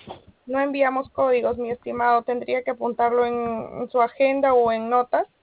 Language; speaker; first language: Spanish; native; Spanish